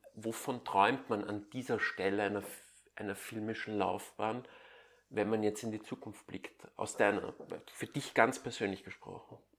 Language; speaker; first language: German; native; German